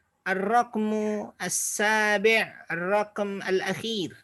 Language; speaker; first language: Arabic; non-native, fluent; Indonesian